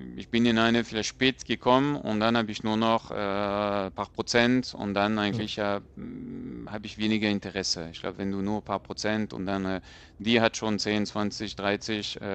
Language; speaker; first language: German; non-native, fluent; French